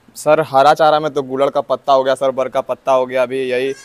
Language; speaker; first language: Hindi; native; Hindi